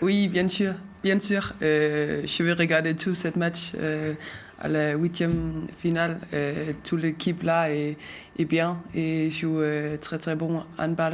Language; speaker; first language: French; non-native, learner; Danish